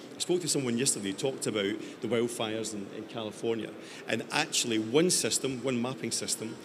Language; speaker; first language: English; native; English